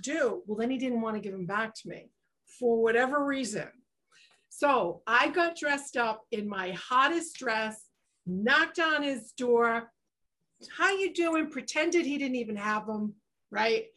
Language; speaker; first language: English; native; English